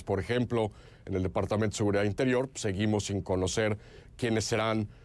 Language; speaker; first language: Spanish; native; Spanish